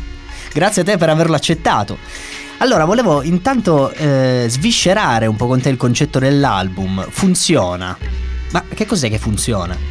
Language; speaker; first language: Italian; native; Italian